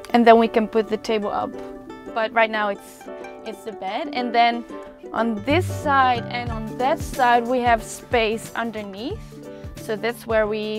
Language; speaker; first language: English; non-native, fluent; Dutch